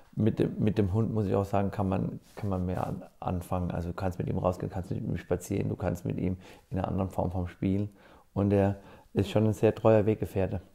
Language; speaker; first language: German; native; German